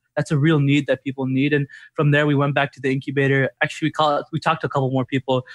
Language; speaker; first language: English; native; English